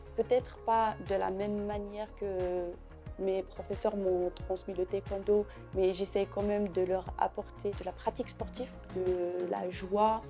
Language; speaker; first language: French; non-native, local second language; Kabyle